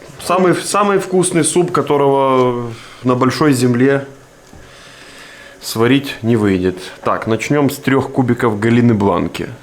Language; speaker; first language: Russian; native; Russian